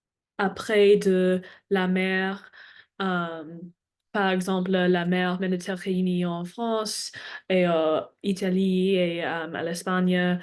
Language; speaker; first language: French; non-native, learner; English